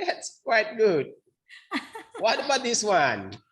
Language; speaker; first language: English; non-native, learner; Indonesian